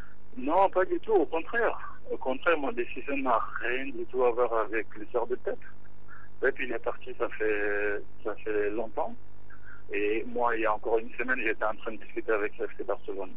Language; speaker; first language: French; non-native, local second language; Bambara